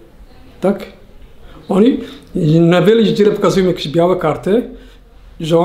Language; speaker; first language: Polish; non-native, learner; Somali